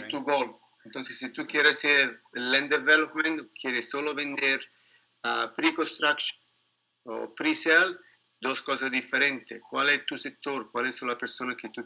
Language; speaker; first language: Spanish; non-native, learner; Italian